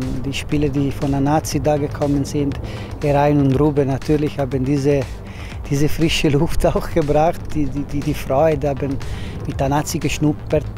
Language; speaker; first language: German; non-native, local second language; Italian